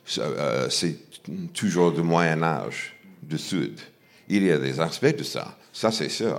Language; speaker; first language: French; non-native, fluent; English